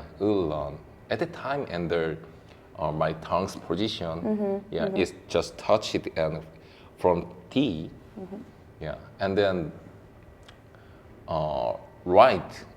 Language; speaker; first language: English; non-native, learner; Korean